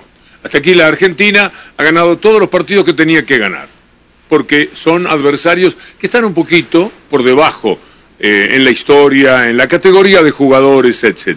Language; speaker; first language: Spanish; native; Spanish